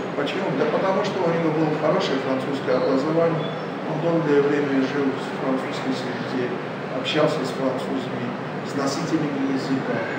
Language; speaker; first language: Russian; non-native, local second language; Armenian